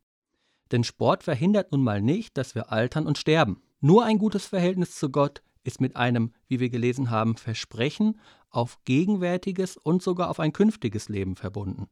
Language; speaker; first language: German; native; German